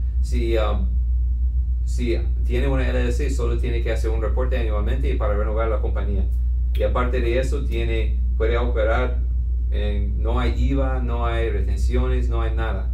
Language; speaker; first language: Spanish; non-native, fluent; English